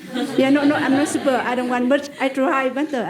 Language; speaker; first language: English; non-native, learner; Vietnamese